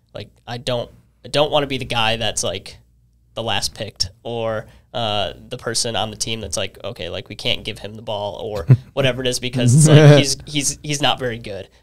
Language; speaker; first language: English; native; English